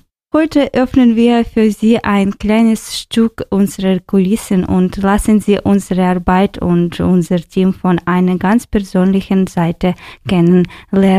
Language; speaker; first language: German; non-native, fluent; Ukrainian